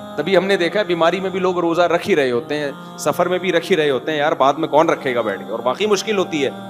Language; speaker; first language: Urdu; native; Urdu